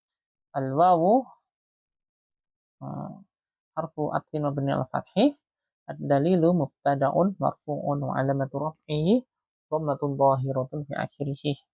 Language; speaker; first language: Arabic; non-native, fluent; Indonesian